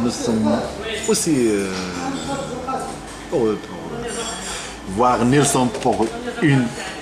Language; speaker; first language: French; non-native, local second language; Arabic